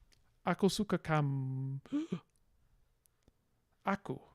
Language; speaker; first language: Indonesian; non-native, learner; English